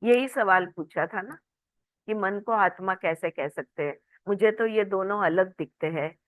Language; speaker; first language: Hindi; non-native, local second language; Marathi